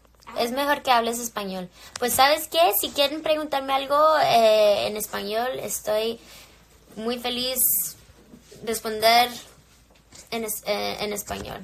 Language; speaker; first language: Spanish; early bilingual, heritage; English